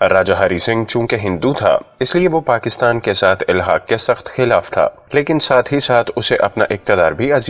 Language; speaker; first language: Urdu; native; Urdu